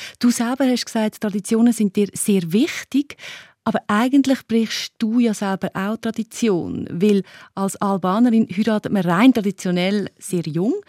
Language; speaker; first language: German; native; German